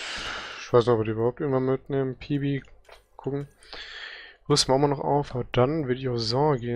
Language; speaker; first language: German; native; German